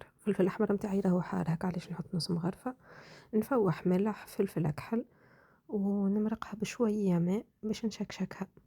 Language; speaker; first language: Arabic; native; Arabic